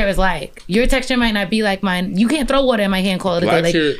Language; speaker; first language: English; native; English